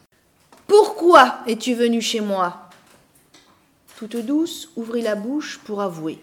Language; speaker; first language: French; native; French